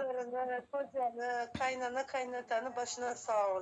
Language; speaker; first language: Turkish; non-native, learner; Uzbek